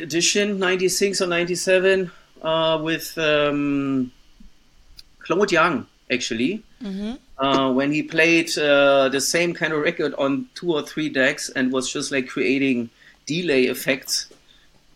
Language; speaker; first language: English; non-native, fluent; German